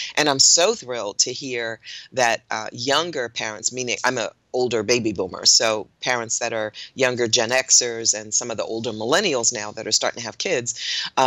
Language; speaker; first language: English; native; English